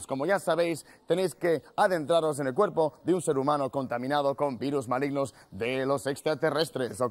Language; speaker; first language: Spanish; native; Spanish